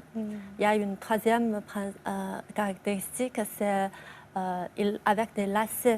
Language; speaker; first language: French; non-native, fluent; Chinese